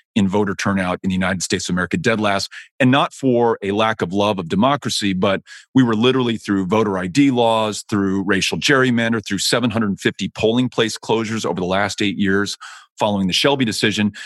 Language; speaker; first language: English; native; English